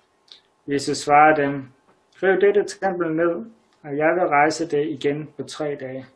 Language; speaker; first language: Danish; native; Danish